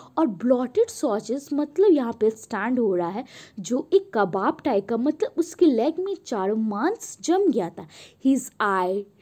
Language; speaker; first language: Hindi; native; Hindi